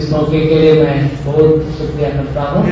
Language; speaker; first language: Hindi; non-native, local second language; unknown